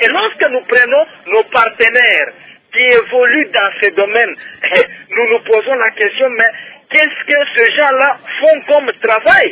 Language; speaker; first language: French; non-native, local second language; Luba-Lulua